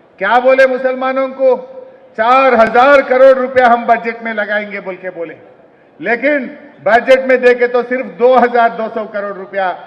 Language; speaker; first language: Hindi; non-native, local second language; Telugu